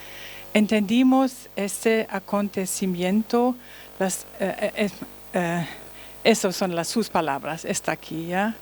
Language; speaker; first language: Spanish; non-native, learner; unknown